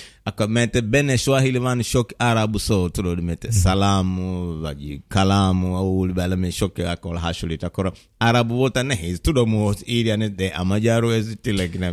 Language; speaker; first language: Hungarian; non-native, learner; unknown